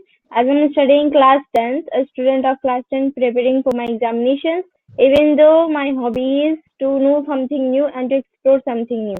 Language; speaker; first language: English; non-native, learner; Hindi